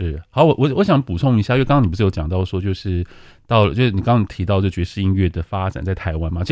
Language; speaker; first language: Chinese; native; Chinese